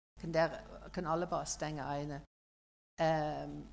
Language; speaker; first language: Norwegian; non-native, learner; English